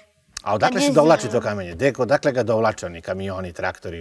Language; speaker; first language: Serbian; native; Serbian